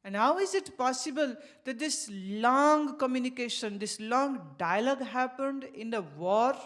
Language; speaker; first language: English; non-native, local second language; Hindi